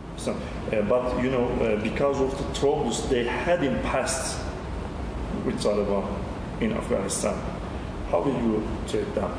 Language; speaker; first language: English; non-native, learner; Turkish